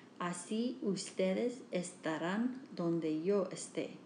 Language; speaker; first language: Spanish; non-native, learner; English